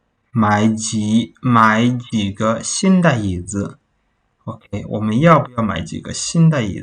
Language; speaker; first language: Chinese; non-native, fluent; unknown